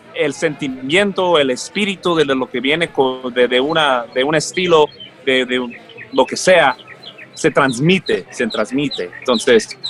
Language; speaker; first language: Spanish; early bilingual, heritage; Spanish